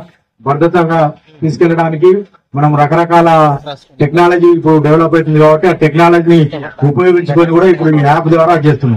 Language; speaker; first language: Telugu; native; Telugu